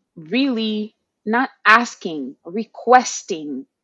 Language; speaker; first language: English; non-native, fluent; Haitian Creole